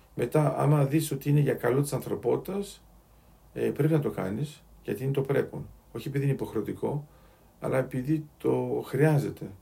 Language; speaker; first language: Greek; native; Greek